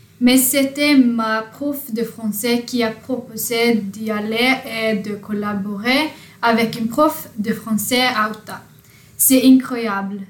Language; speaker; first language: French; non-native, learner; Norwegian